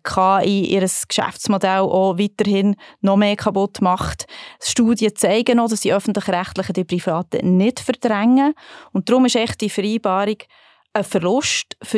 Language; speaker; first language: German; native; German